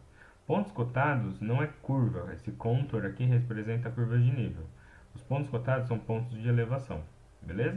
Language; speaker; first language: Portuguese; native; Portuguese